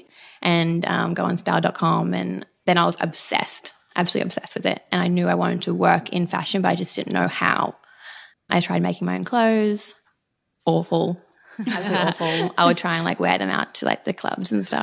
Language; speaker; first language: English; native; English